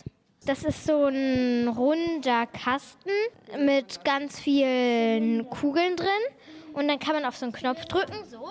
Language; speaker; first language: German; native; German